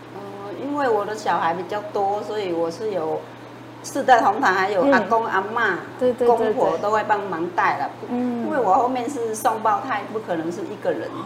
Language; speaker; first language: Chinese; non-native, fluent; Vietnamese